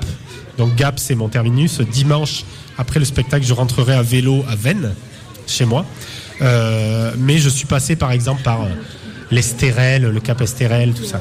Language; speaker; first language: French; native; French